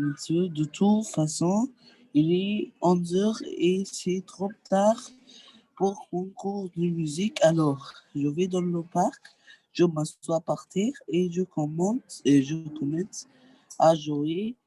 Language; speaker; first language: French; non-native, learner; Arabic